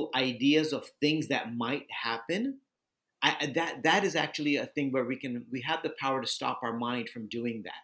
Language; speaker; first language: English; native; English